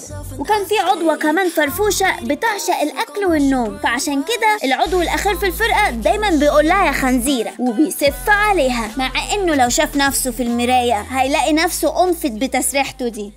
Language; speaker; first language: Arabic; native; Arabic